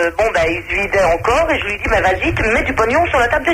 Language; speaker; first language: French; native; French